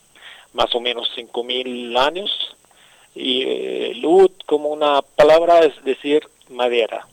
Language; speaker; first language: Spanish; non-native, fluent; Arabic